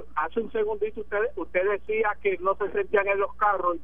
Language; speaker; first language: Spanish; native; Spanish